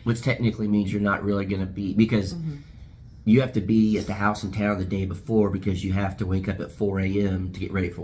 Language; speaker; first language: English; native; English